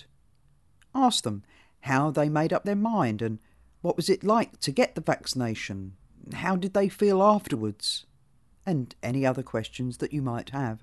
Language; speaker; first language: English; native; English